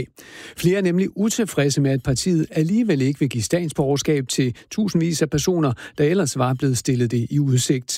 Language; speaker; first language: Danish; native; Danish